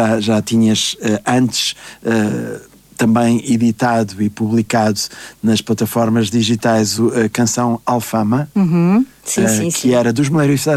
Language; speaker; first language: Portuguese; native; Portuguese